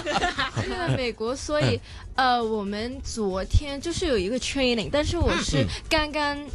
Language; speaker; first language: Chinese; non-native, local second language; Cantonese